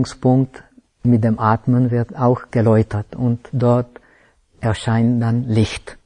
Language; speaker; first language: German; non-native, fluent; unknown